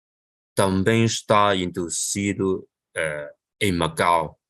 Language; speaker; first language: Portuguese; non-native, local second language; Chinese